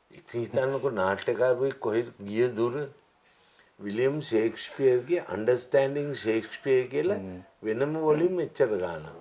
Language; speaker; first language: Sinhala; native; Sinhala